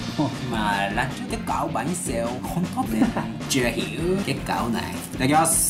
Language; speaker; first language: Vietnamese; non-native, learner; Japanese